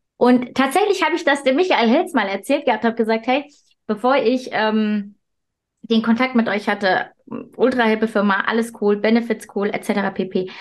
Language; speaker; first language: German; early bilingual, other home language; Turkish